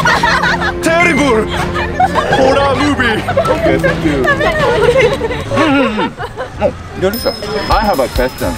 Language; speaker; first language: English; non-native, learner; Japanese